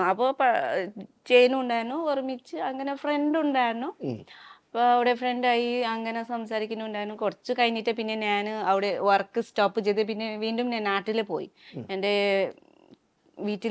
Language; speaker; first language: Malayalam; non-native, learner; Nepali